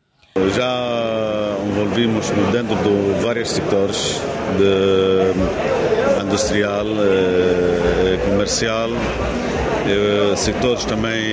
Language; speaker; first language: Portuguese; non-native, fluent; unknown